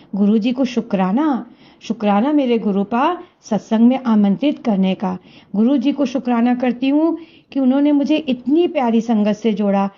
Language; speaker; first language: Hindi; native; Hindi